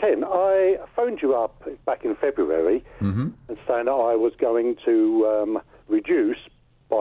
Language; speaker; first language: English; native; English